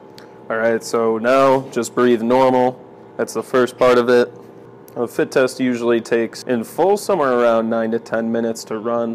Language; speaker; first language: English; native; English